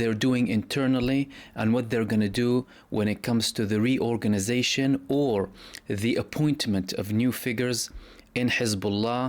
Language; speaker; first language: English; non-native, fluent; Arabic